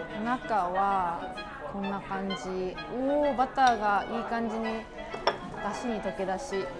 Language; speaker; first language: Japanese; native; Japanese